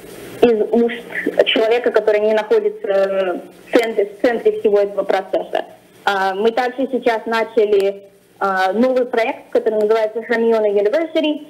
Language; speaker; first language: Russian; early bilingual, other home language; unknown